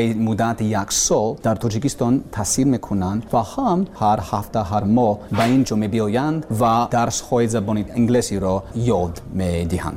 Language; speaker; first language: Persian; non-native, learner; English